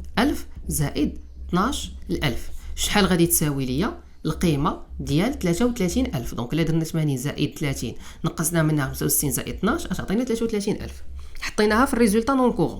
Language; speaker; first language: Arabic; native; Arabic